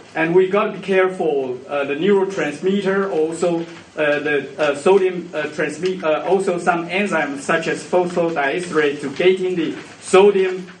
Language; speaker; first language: English; non-native, fluent; Chinese